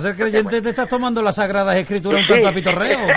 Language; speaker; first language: Spanish; native; Spanish